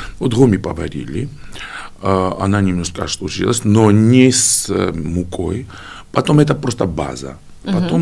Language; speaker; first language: Russian; non-native, fluent; Georgian